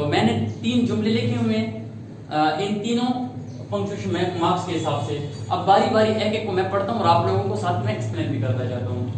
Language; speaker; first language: Urdu; native; Urdu